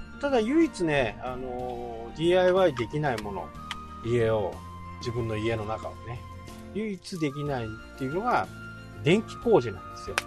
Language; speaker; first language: Japanese; native; Japanese